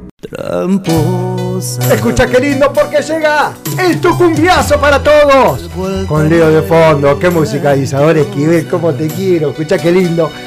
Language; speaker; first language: Spanish; native; Spanish